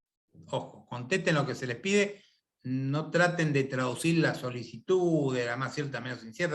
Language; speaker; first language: Spanish; native; Spanish